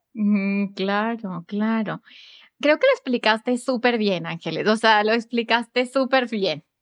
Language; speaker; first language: Spanish; native; Spanish